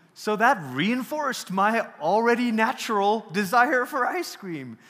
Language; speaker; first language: English; early bilingual, other home language; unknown